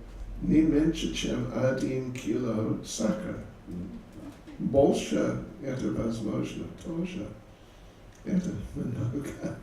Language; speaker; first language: Russian; non-native, learner; English